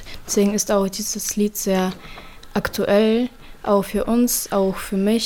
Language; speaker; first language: German; non-native, fluent; Ukrainian